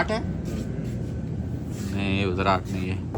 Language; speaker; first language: Hindi; non-native, local second language; Malayalam